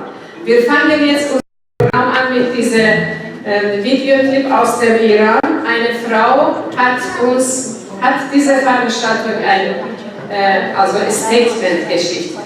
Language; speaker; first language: German; non-native, learner; Persian